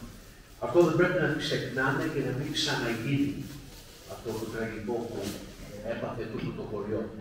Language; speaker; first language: Greek; early bilingual, heritage; Greek